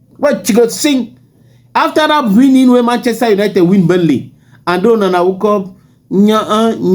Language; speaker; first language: Nigerian Pidgin; native; Nigerian Pidgin